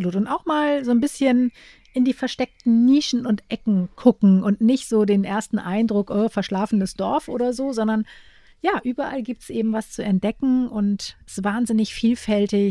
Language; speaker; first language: German; native; German